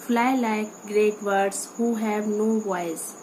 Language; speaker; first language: English; non-native, local second language; Hindi